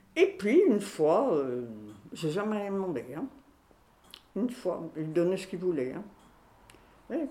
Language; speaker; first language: French; native; French